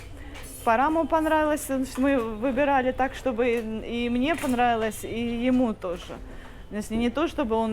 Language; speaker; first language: Russian; native; Russian